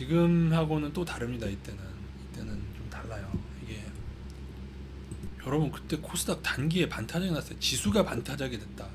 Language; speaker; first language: Korean; native; Korean